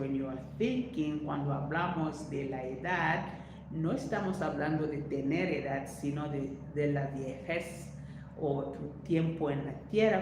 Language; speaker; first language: Spanish; non-native, learner; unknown